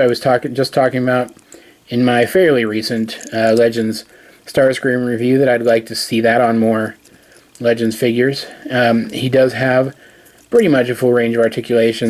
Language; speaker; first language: English; native; English